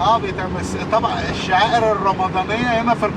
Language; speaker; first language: Arabic; native; Arabic